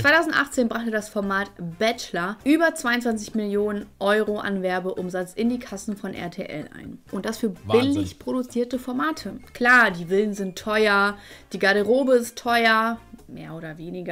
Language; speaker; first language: German; native; German